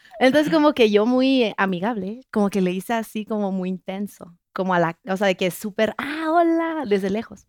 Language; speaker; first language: Spanish; non-native, fluent; French